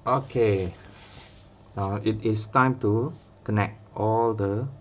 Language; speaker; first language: English; non-native, local second language; Malay